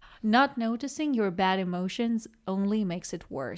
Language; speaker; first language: English; non-native, fluent; Russian